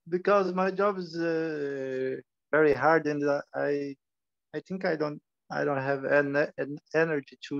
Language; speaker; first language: English; non-native, learner; Portuguese